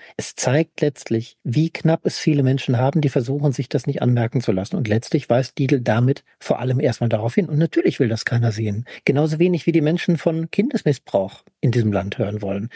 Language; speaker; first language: German; native; German